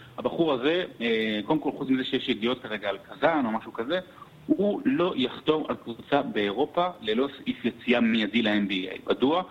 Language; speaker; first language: Hebrew; native; Hebrew